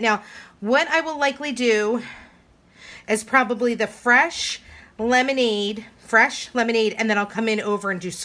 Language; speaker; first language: English; native; English